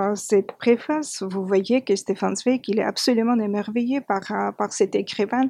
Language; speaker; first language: French; non-native, fluent; Georgian